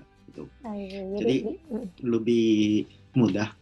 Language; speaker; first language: Indonesian; non-native, local second language; Japanese